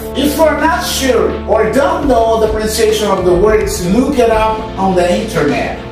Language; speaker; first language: English; non-native, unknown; Portuguese